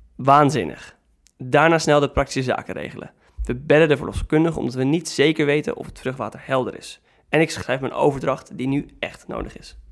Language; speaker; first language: Dutch; native; Dutch